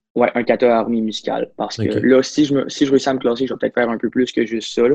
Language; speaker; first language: French; native; French